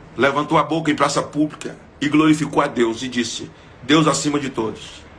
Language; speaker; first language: Portuguese; native; Portuguese